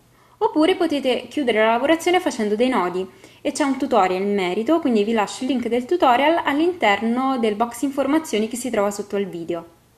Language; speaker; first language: Italian; native; Italian